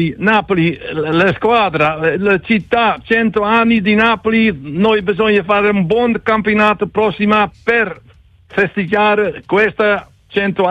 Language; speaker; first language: Italian; non-native, learner; Dutch